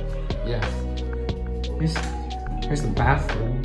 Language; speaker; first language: English; native; English